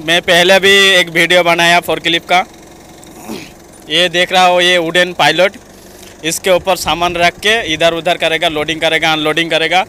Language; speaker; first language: Hindi; non-native, learner; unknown